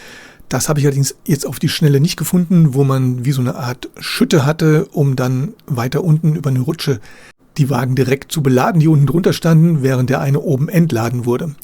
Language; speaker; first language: German; native; German